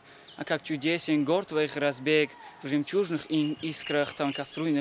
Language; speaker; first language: Russian; non-native, local second language; Tajik